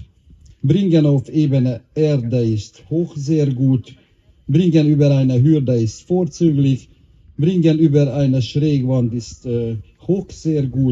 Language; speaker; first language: German; non-native, learner; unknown